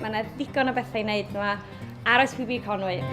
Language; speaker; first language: Welsh; native; Welsh